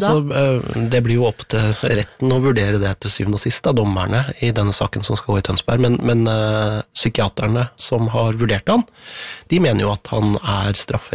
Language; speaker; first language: Norwegian; native; Norwegian